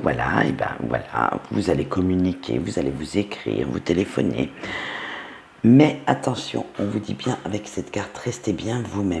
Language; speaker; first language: French; native; French